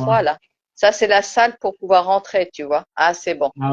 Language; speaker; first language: French; native; French